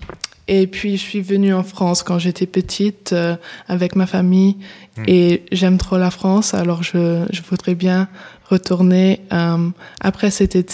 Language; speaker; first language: French; early bilingual, heritage; English